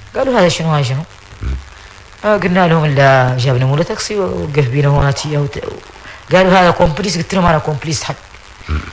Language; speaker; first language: Arabic; early bilingual, heritage; Arabic